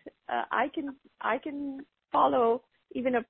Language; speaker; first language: English; non-native, local second language; Hindi